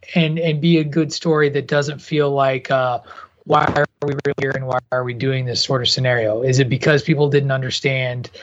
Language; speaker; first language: English; native; English